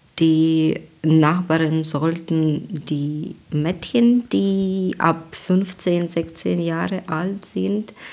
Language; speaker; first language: German; non-native, learner; Ukrainian